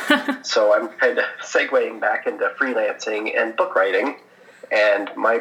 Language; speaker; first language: English; native; English